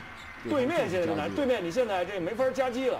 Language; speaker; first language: Chinese; native; Chinese